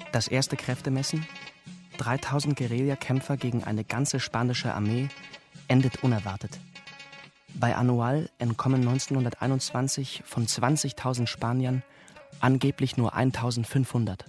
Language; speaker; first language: German; native; German